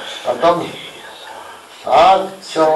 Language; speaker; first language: Russian; non-native, learner; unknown